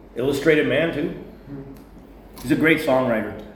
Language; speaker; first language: English; native; English